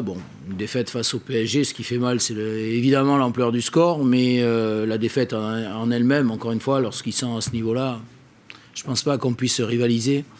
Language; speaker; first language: French; native; French